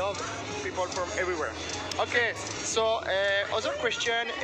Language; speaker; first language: English; non-native, learner; French